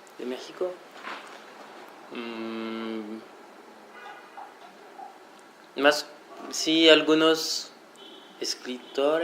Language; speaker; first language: Spanish; non-native, fluent; French